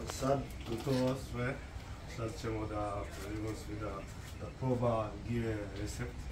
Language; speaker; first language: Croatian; non-native, learner; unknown